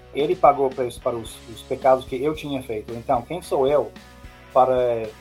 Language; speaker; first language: Portuguese; non-native, fluent; English